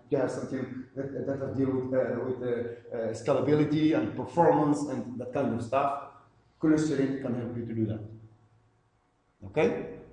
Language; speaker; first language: English; non-native, fluent; Arabic